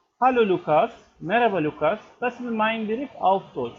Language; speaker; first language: German; non-native, learner; Turkish